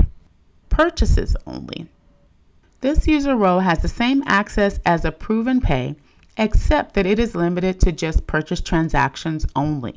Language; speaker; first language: English; native; English